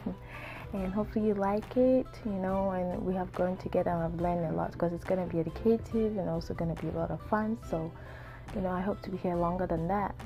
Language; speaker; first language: English; non-native, local second language; Akan